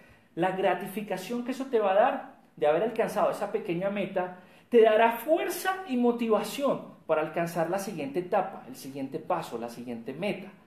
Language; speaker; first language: Spanish; native; Spanish